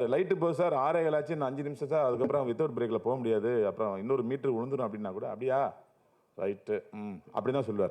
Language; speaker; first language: Tamil; native; Tamil